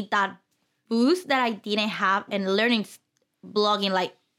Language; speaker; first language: English; non-native, fluent; Spanish